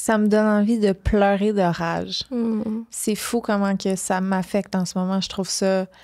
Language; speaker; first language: French; native; French